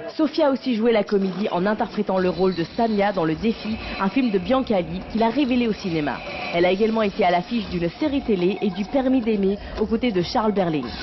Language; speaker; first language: French; native; French